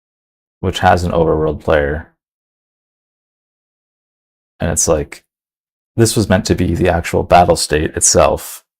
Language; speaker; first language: English; native; English